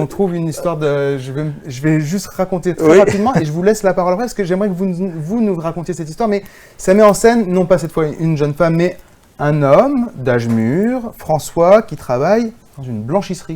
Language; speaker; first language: French; native; French